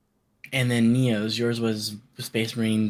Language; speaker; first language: English; native; English